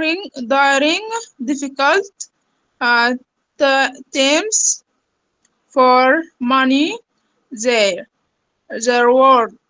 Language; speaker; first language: English; non-native, learner; Arabic